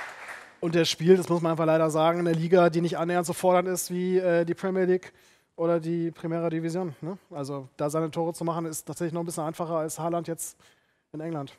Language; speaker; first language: German; native; German